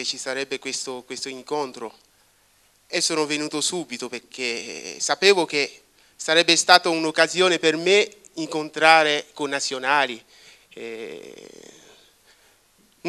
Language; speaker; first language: Italian; non-native, fluent; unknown